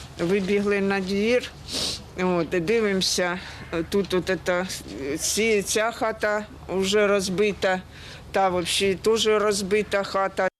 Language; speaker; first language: Ukrainian; native; Ukrainian